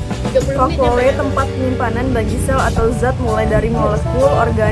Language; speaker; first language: Indonesian; native; Indonesian